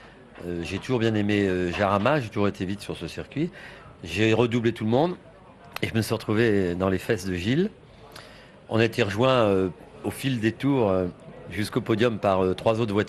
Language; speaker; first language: French; native; French